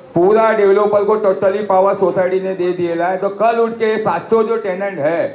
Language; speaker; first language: Hindi; non-native, local second language; Marathi